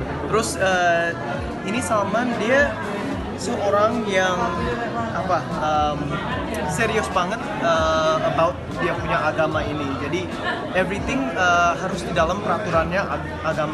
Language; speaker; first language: Indonesian; early bilingual, heritage; English